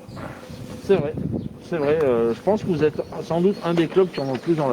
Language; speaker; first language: French; native; French